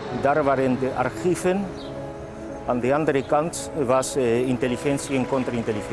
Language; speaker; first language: Dutch; non-native, fluent; Spanish